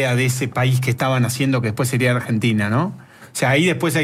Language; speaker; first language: Spanish; native; Spanish